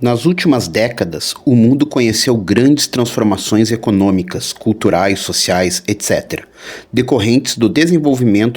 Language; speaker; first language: Portuguese; native; Portuguese